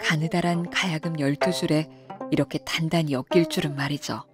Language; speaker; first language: Korean; native; Korean